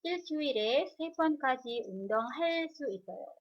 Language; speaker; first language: Korean; non-native, fluent; Indonesian